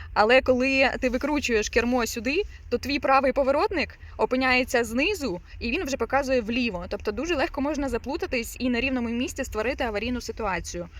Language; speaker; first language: Ukrainian; non-native, local second language; Russian